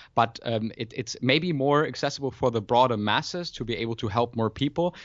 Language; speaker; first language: English; non-native, fluent; German